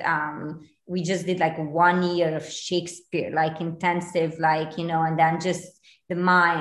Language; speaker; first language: English; non-native, fluent; Romanian